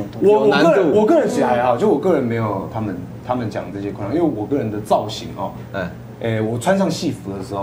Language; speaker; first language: Chinese; native; Chinese